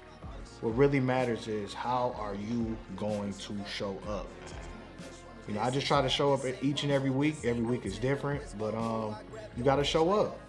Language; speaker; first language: English; native; English